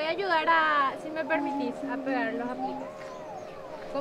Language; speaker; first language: Spanish; native; Spanish